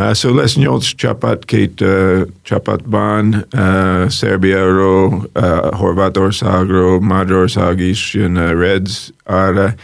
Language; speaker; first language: Hungarian; non-native, learner; English